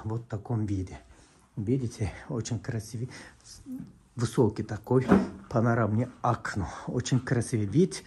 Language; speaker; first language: Russian; non-native, fluent; Turkish